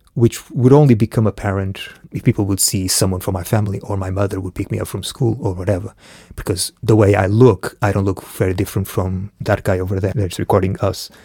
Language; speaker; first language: English; early bilingual, other home language; Portuguese